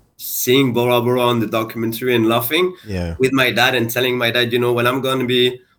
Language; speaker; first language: English; non-native, fluent; French